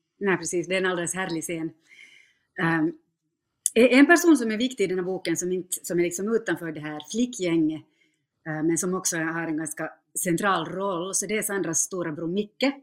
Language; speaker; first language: Swedish; native; Swedish